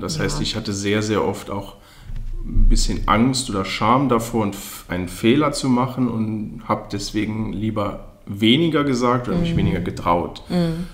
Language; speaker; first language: German; native; German